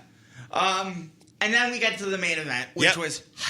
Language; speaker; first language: English; native; English